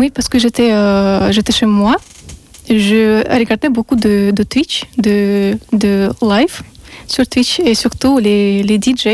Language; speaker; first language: French; non-native, learner; Russian